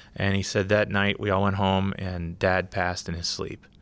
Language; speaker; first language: English; native; English